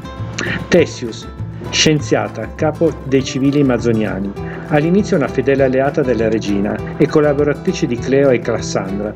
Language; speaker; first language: Italian; native; Italian